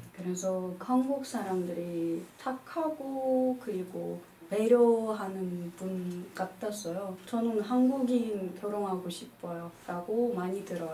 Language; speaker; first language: Korean; non-native, fluent; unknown